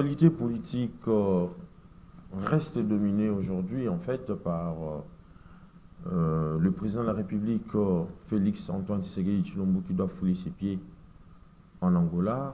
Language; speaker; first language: French; non-native, local second language; Lingala